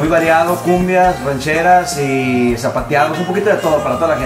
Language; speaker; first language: Spanish; native; Spanish